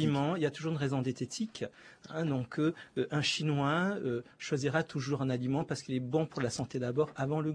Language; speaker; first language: French; native; French